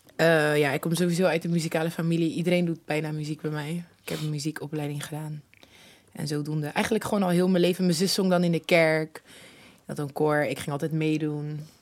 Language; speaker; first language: Dutch; native; Dutch